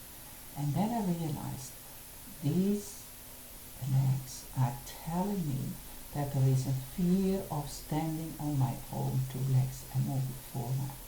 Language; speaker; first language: English; non-native, fluent; Dutch